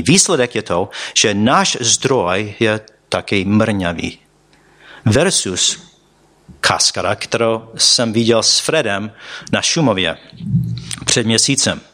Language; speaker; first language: Czech; non-native, fluent; English